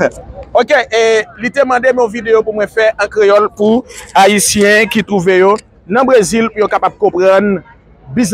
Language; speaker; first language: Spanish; non-native, learner; Haitian Creole